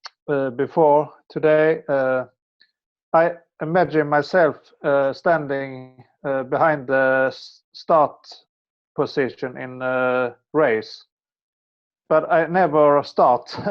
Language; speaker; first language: English; non-native, fluent; Swedish